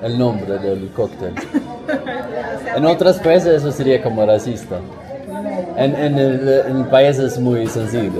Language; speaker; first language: Spanish; non-native, fluent; Swedish